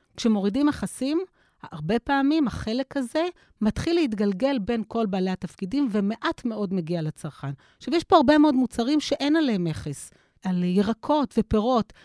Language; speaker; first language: Hebrew; native; Hebrew